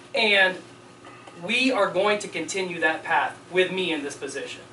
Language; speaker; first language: English; native; English